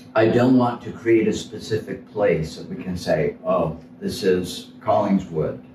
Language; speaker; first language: English; native; English